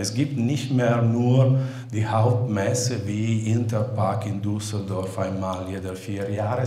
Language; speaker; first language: German; non-native, fluent; Italian